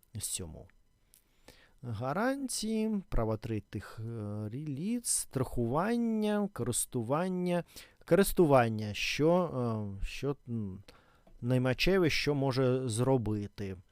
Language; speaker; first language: Ukrainian; non-native, learner; Russian